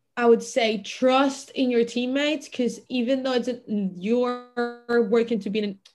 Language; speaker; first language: English; non-native, fluent; Catalan